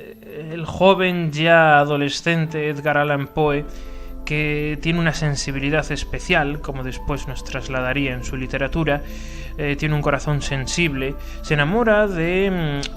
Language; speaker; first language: Spanish; native; Spanish